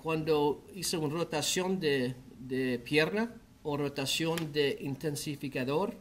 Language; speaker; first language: Spanish; non-native, learner; English